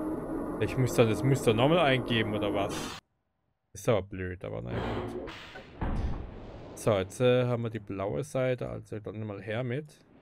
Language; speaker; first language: German; native; German